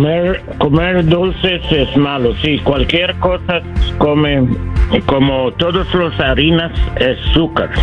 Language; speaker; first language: Spanish; non-native, learner; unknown